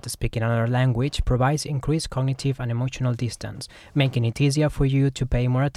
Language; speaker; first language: English; non-native, fluent; Spanish